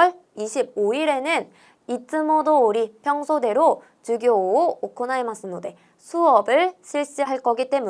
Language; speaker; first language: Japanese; non-native, fluent; Korean